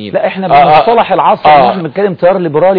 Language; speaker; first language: Arabic; native; Arabic